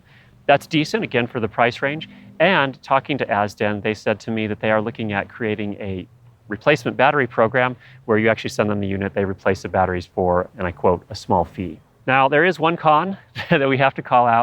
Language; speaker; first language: English; native; English